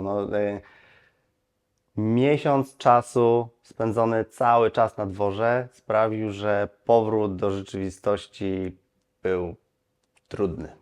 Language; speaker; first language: Polish; native; Polish